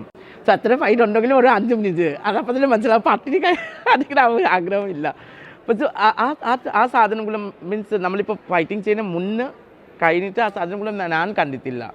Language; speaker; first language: Malayalam; non-native, fluent; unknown